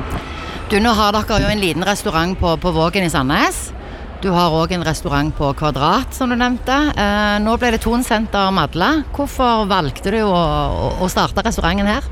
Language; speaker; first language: Norwegian; native; Norwegian